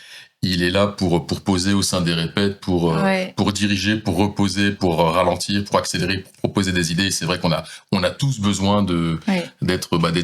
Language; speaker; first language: French; native; French